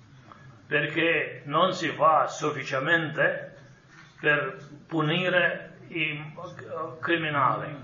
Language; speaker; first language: Italian; non-native, fluent; Croatian